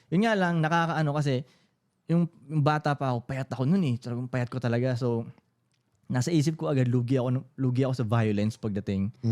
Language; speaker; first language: Filipino; non-native, local second language; Cebuano